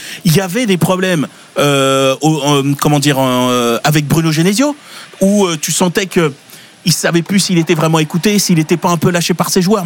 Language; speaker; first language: French; native; French